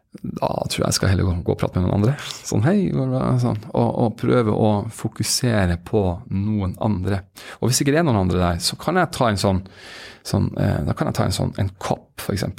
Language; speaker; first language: Norwegian; native; Norwegian